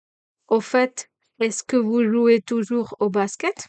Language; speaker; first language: French; non-native, fluent; Tamil